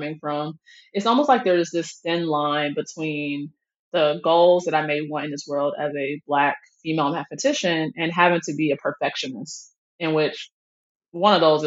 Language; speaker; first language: English; native; English